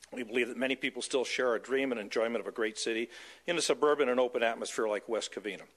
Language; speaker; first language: English; native; English